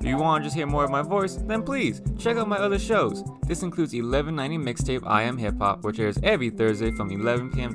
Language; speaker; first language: English; native; English